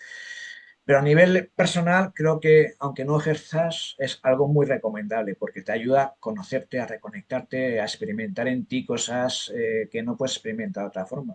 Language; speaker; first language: Spanish; native; Spanish